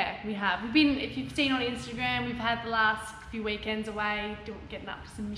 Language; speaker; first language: English; native; English